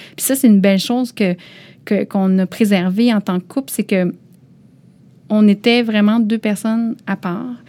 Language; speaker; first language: French; early bilingual, other home language; Lao